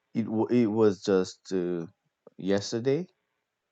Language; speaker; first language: English; non-native, learner; Korean